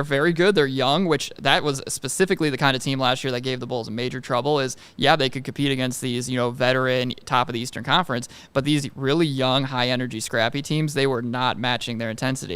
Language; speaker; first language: English; native; English